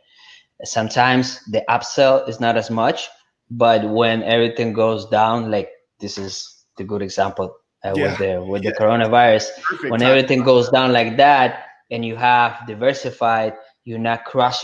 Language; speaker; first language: English; non-native, fluent; Russian